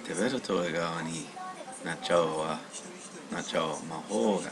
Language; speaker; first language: Japanese; non-native, learner; English